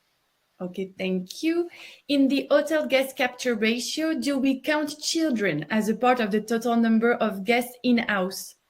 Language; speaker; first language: English; non-native, fluent; French